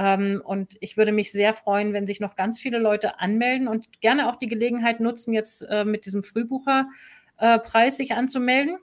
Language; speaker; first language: German; native; German